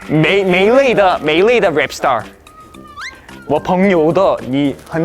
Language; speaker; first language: Chinese; non-native, learner; Korean